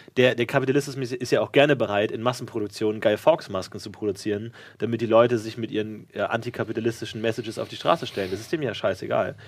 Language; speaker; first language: German; native; German